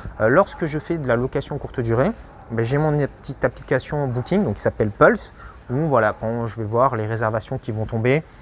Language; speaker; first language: French; native; French